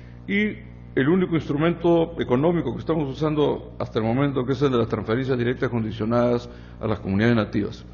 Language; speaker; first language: Spanish; native; Spanish